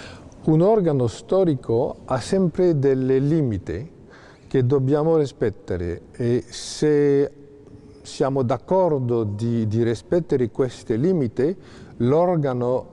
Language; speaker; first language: Italian; non-native, fluent; French